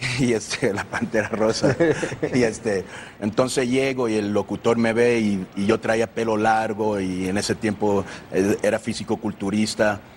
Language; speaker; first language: Spanish; early bilingual, heritage; Spanish